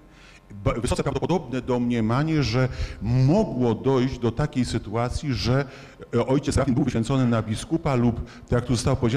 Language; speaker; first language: Polish; native; Polish